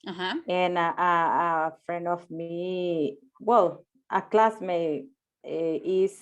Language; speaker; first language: English; non-native, learner; Spanish